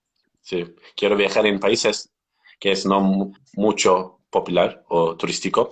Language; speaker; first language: Spanish; non-native, learner; Turkish